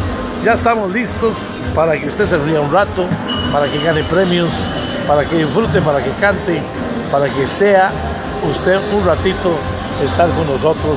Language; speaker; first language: Spanish; native; Spanish